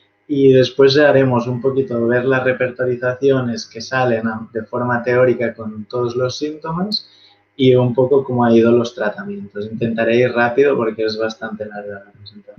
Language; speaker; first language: Spanish; native; Spanish